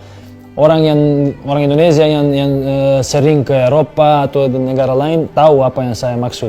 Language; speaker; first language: Indonesian; non-native, fluent; Serbian